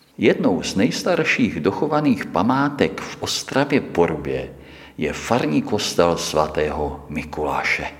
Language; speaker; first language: Czech; native; Czech